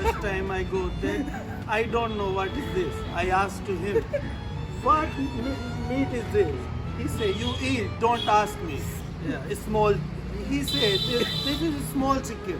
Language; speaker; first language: English; non-native, learner; Hindi